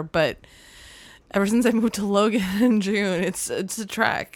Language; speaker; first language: English; native; English